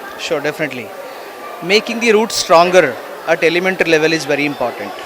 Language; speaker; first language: English; non-native, local second language; Kannada